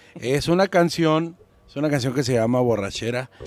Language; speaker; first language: Spanish; native; Spanish